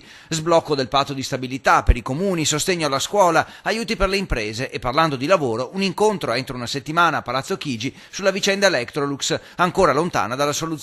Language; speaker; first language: Italian; native; Italian